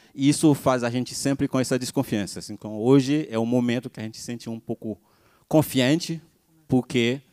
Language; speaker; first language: Portuguese; non-native, fluent; Haitian Creole